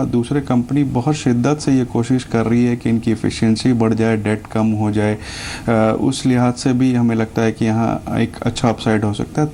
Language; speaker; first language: Hindi; native; Hindi